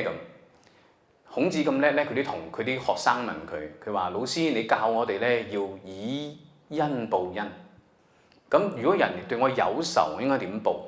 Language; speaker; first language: Cantonese; native; Cantonese